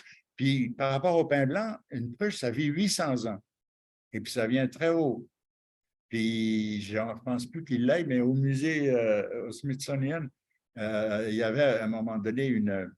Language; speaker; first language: French; native; French